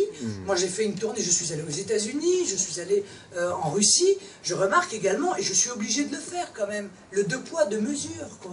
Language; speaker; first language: French; native; French